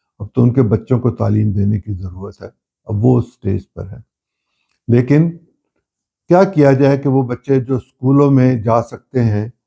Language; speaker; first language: Urdu; non-native, local second language; Punjabi